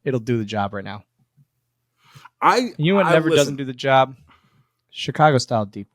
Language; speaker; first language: English; native; English